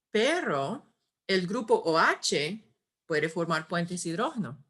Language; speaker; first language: Spanish; non-native, fluent; English